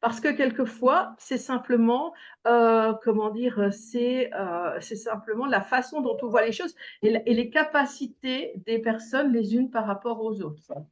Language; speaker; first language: French; native; French